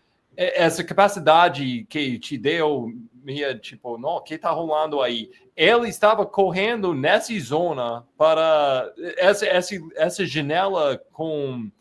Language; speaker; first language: Portuguese; non-native, fluent; English